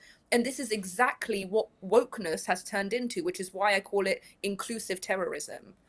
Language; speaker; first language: English; early bilingual, other home language; Persian